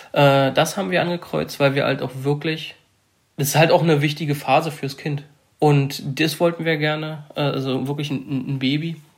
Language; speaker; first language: German; native; German